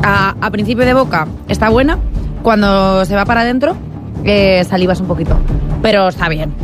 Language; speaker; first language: Spanish; native; Spanish